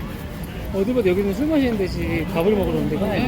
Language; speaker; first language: Korean; native; Korean